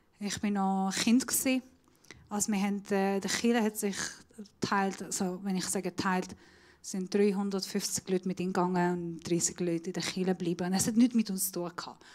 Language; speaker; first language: German; non-native, fluent; Assyrian Neo-Aramaic